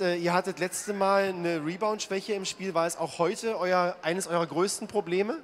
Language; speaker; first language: German; native; German